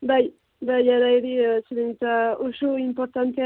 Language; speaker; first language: Basque; non-native, local second language; French